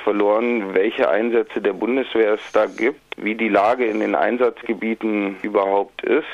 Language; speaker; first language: German; native; German